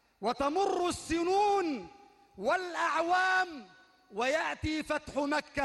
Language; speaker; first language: Arabic; native; Arabic